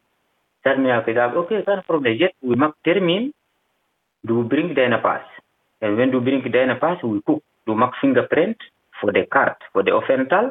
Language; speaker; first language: German; non-native, learner; Fula